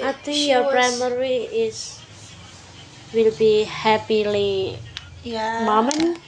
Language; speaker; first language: English; non-native, learner; Indonesian